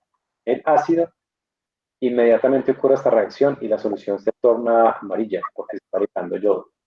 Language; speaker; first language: Spanish; native; Spanish